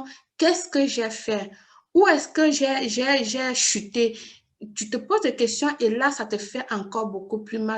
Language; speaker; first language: French; native; French